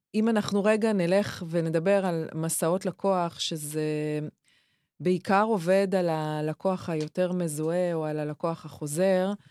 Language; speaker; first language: Hebrew; native; Hebrew